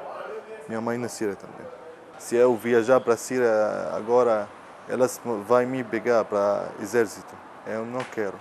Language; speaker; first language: Portuguese; non-native, learner; Arabic